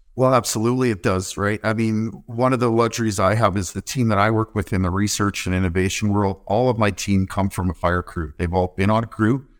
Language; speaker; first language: English; native; English